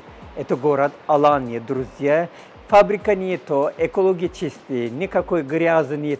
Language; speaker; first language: Russian; non-native, learner; Turkish